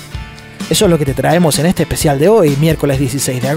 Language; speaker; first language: Spanish; native; Spanish